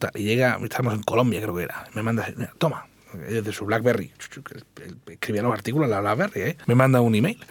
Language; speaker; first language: Spanish; native; Spanish